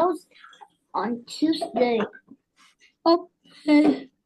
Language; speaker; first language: English; non-native, learner; Vietnamese